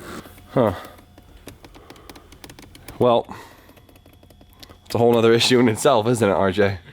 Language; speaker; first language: English; native; English